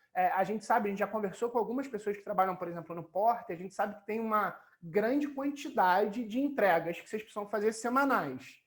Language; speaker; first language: Portuguese; native; Portuguese